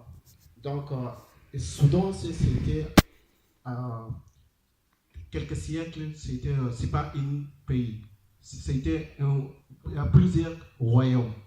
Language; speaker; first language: French; non-native, learner; Arabic